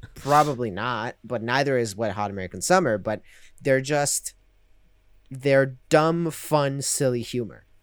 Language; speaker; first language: English; non-native, fluent; Spanish